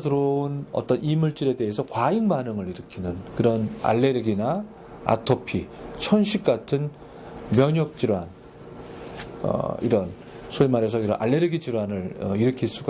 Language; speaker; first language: Korean; native; Korean